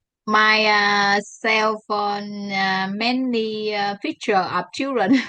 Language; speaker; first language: English; non-native, learner; Vietnamese